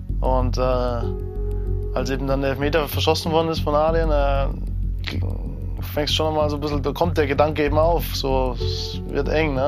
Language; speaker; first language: German; native; German